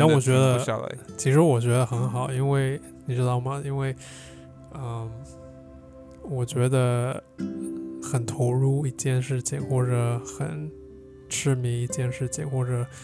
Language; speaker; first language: Chinese; non-native, fluent; English